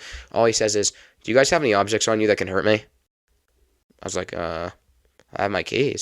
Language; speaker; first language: English; native; English